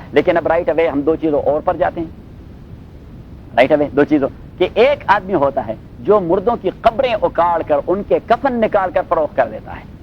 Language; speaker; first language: Urdu; non-native, local second language; Pashto